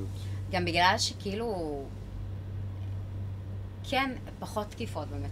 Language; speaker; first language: Hebrew; native; Hebrew